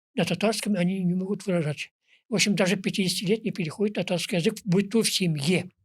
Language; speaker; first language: Russian; non-native, local second language; Tatar